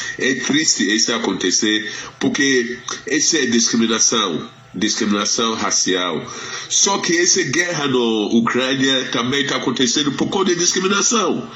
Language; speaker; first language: Portuguese; non-native, fluent; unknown